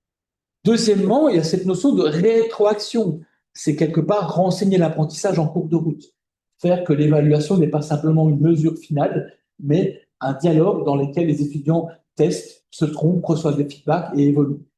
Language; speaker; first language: French; native; French